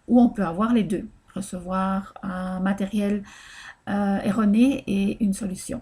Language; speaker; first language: French; native; French